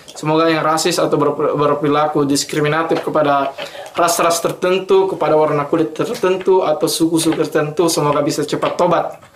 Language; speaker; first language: Indonesian; native; Indonesian